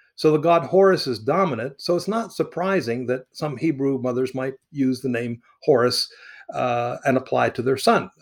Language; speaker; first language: English; early bilingual, other home language; Arabic